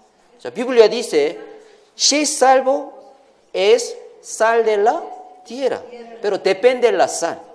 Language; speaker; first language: Spanish; non-native, learner; Korean